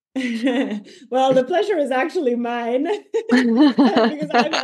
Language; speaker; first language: English; non-native, fluent; Spanish